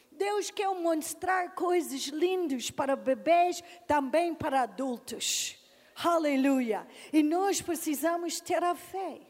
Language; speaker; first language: Portuguese; non-native, learner; English